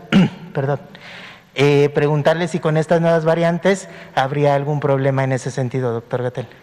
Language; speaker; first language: Spanish; native; Spanish